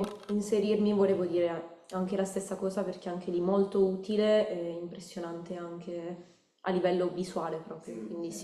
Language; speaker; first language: Italian; native; Italian